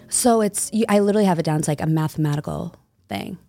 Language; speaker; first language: English; native; English